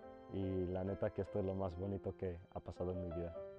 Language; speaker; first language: Spanish; early bilingual, heritage; Spanish